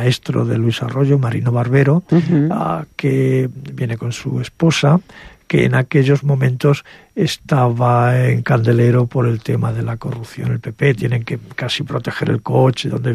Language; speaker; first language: Spanish; native; Spanish